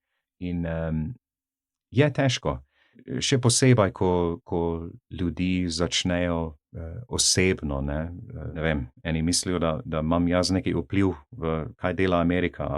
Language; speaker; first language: Slovenian; non-native, fluent; English